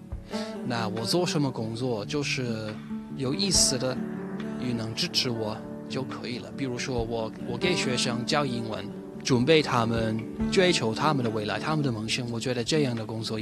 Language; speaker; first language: Chinese; non-native, fluent; English